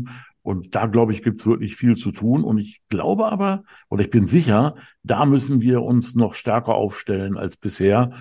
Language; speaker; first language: German; native; German